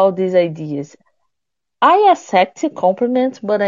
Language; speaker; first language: English; non-native, fluent; Portuguese